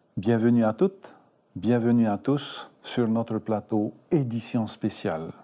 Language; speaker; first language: French; native; French